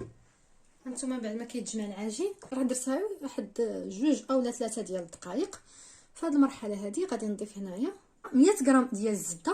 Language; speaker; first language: Arabic; native; Arabic